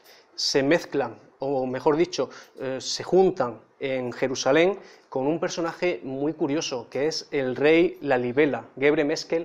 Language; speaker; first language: Spanish; native; Spanish